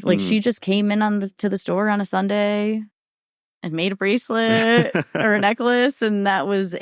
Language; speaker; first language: English; native; English